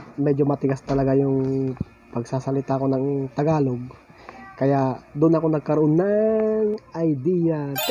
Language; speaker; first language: Filipino; non-native, local second language; Iloko